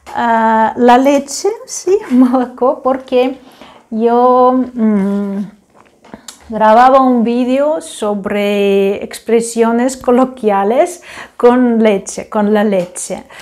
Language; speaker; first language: Spanish; non-native, fluent; Ukrainian